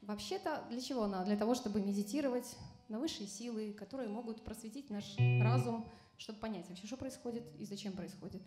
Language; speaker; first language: Russian; native; Russian